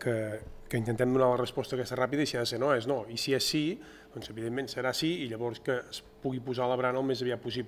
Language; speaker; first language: Catalan; native; Catalan